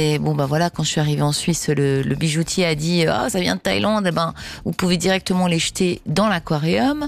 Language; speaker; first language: French; native; French